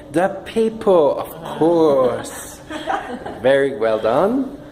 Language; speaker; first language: English; non-native, fluent; Spanish